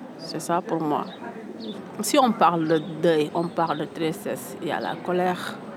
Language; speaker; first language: French; non-native, local second language; Fula